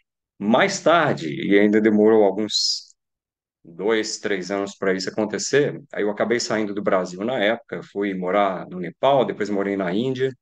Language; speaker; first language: Portuguese; native; Portuguese